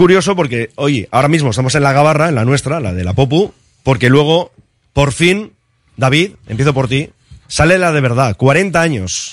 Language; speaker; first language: Spanish; native; Spanish